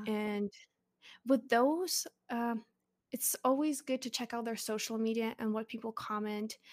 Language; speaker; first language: English; early bilingual, other home language; Russian